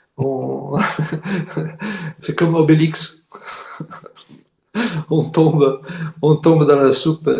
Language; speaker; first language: French; non-native, fluent; Italian